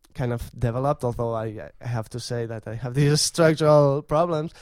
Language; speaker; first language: English; non-native, fluent; Catalan